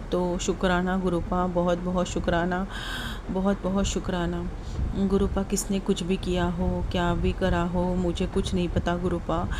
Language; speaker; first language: Hindi; non-native, local second language; Marathi